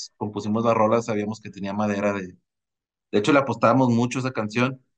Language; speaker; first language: Spanish; native; Spanish